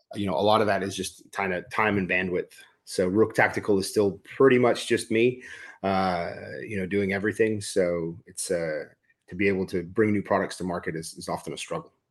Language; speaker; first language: English; native; English